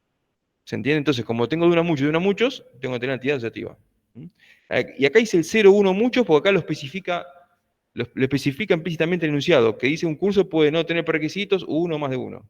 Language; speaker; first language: Spanish; native; Spanish